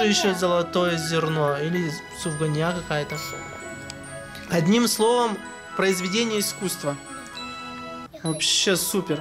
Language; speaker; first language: Russian; native; Russian